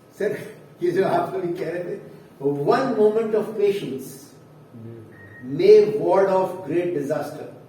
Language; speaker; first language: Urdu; native; Urdu